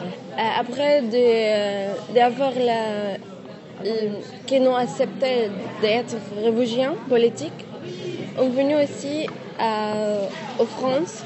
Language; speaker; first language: French; non-native, learner; Arabic